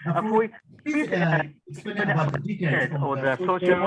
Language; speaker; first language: English; non-native, learner; Japanese